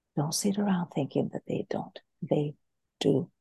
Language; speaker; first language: English; non-native, fluent; Greek